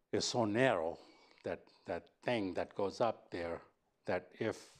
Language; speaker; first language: English; non-native, local second language; Punjabi